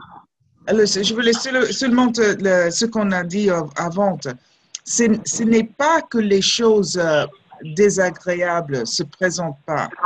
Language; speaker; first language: French; non-native, fluent; English